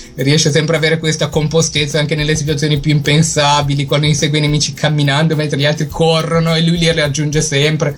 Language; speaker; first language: Italian; native; Italian